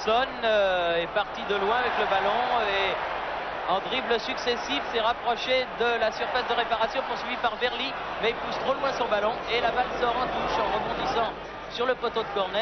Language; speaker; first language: French; native; French